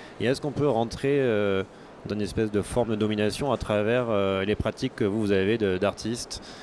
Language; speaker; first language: French; native; French